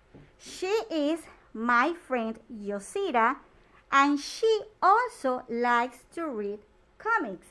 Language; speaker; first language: English; non-native, fluent; Spanish